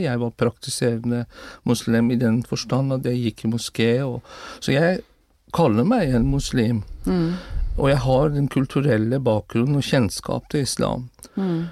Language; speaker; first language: Norwegian; non-native, fluent; Persian